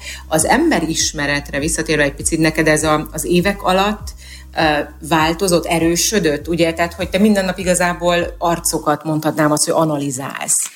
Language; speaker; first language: Hungarian; native; Hungarian